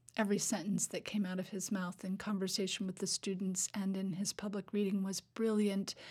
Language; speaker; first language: English; native; English